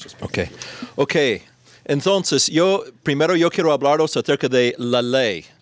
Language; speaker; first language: Spanish; non-native, fluent; English